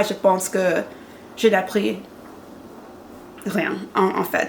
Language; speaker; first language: French; non-native, learner; English